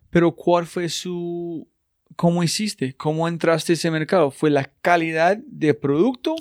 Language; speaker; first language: Spanish; non-native, fluent; English